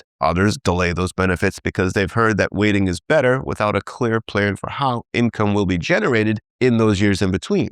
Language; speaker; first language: English; native; English